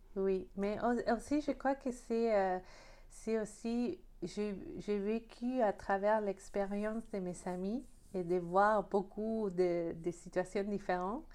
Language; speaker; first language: French; non-native, fluent; Spanish